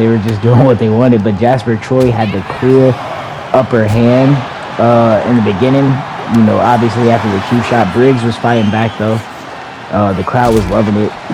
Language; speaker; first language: English; native; English